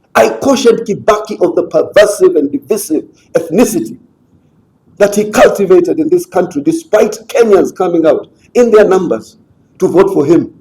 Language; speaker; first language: English; non-native, local second language; Swahili